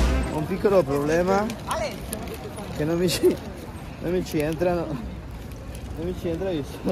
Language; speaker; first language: Italian; non-native, fluent; Spanish